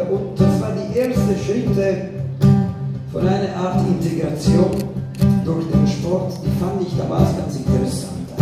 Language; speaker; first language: German; non-native, fluent; Italian